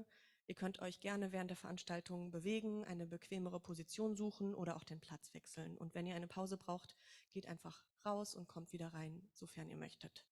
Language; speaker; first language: German; native; German